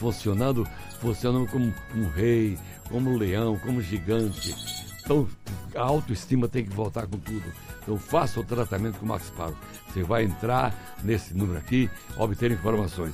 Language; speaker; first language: Portuguese; native; Portuguese